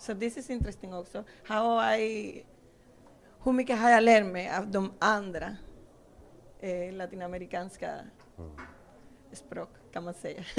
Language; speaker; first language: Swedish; non-native, fluent; Spanish